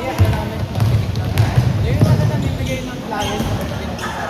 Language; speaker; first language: Filipino; native; Filipino